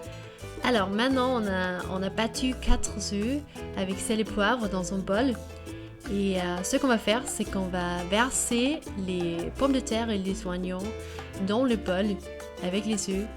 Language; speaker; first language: French; non-native, learner; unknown